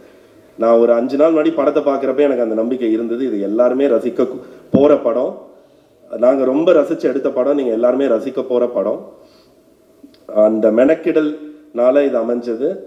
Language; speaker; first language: Tamil; native; Tamil